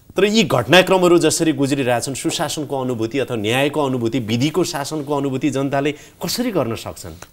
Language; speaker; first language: Nepali; native; Nepali